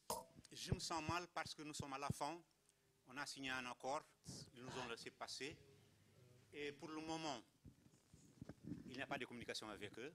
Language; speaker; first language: French; non-native, fluent; Kabuverdianu